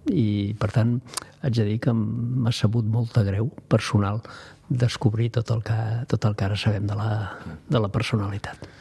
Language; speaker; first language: Catalan; native; Catalan